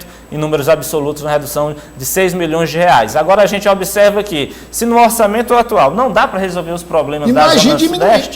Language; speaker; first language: Portuguese; native; Portuguese